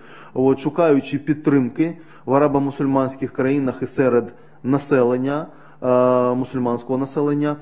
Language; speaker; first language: Ukrainian; native; Ukrainian